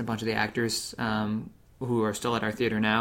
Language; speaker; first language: English; native; English